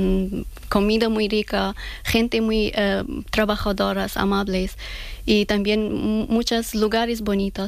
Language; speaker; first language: Spanish; non-native, fluent; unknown